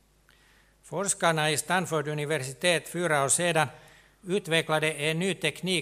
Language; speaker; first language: Swedish; non-native, local second language; Finnish